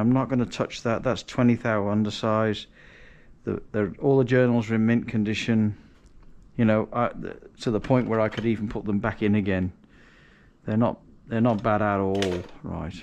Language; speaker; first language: English; native; English